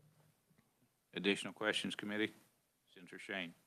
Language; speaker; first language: English; native; English